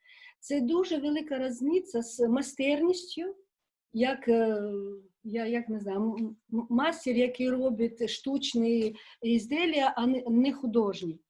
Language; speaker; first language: Ukrainian; non-native, local second language; Russian